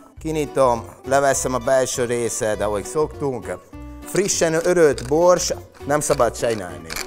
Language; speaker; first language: Hungarian; non-native, fluent; Italian